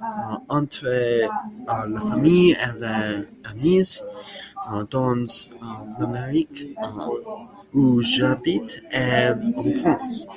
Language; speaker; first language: French; non-native, learner; English